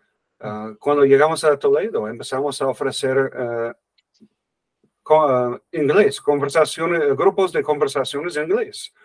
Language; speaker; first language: Spanish; non-native, fluent; English